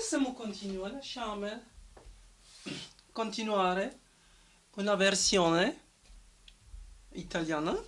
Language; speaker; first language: Italian; non-native, learner; French